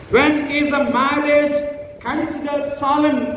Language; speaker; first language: English; non-native, local second language; Telugu